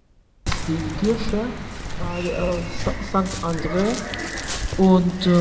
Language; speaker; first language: German; non-native, learner; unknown